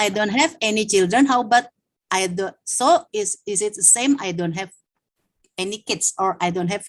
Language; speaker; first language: English; non-native, learner; Indonesian